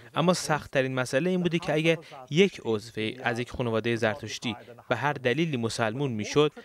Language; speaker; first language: Persian; early bilingual, heritage; Arabic